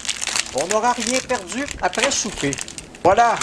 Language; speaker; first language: French; native; French